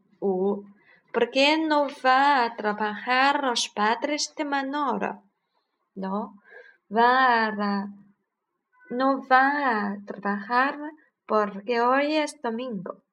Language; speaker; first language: Spanish; non-native, learner; Chinese